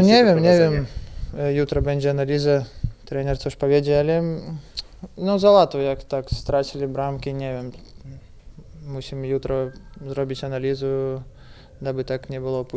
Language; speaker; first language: Polish; non-native, learner; Russian